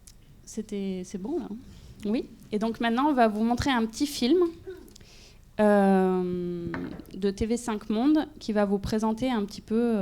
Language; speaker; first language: French; native; French